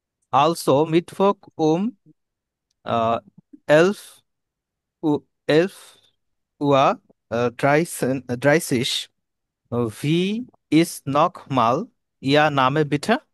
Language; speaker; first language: German; non-native, learner; Bangla